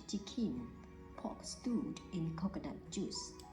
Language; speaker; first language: English; non-native, learner; Vietnamese